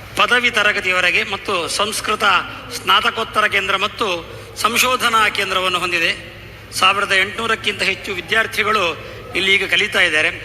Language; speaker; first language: Kannada; non-native, local second language; Tulu